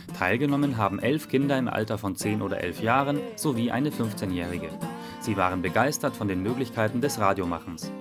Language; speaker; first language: German; native; German